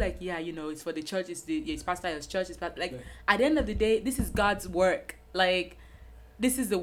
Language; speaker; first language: English; non-native, local second language; Yoruba